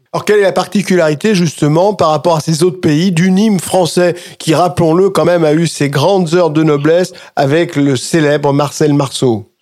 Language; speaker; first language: French; native; French